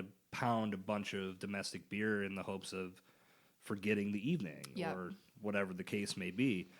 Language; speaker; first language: English; native; English